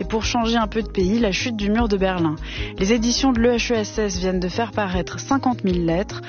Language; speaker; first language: French; native; French